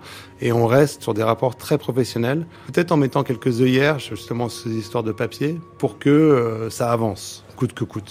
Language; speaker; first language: French; native; French